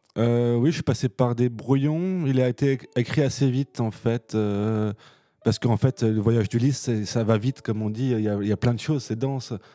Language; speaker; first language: French; native; French